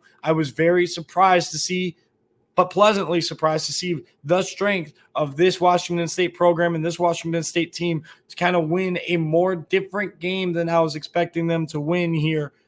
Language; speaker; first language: English; native; English